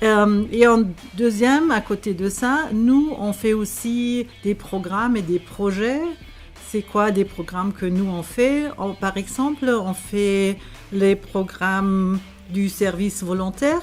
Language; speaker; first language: French; non-native, fluent; German